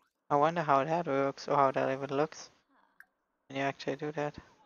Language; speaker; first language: English; non-native, fluent; German